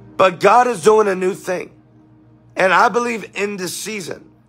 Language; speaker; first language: English; native; English